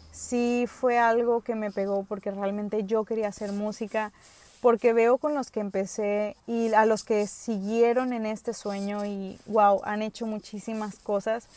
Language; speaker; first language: Spanish; early bilingual, other home language; English